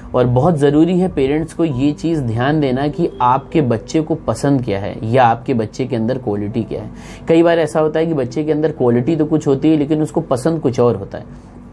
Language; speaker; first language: Hindi; native; Hindi